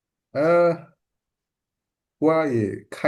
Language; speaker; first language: Chinese; non-native, learner; Indonesian